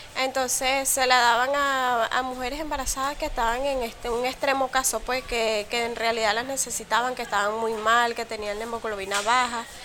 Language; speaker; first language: Spanish; native; Spanish